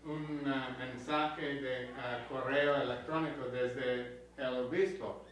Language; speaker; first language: Spanish; non-native, learner; English